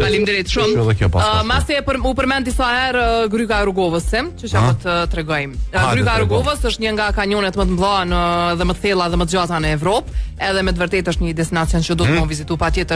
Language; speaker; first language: Albanian; native; Albanian